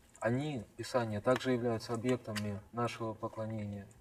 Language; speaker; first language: Russian; native; Russian